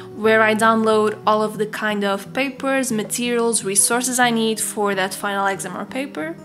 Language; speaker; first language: English; non-native, fluent; Portuguese